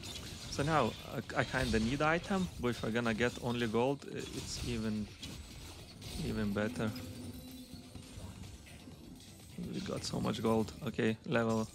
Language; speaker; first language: English; non-native, fluent; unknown